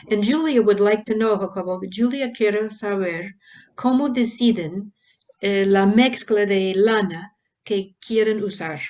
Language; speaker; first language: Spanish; non-native, fluent; English